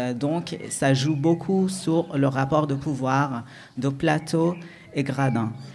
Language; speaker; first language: French; non-native, fluent; Persian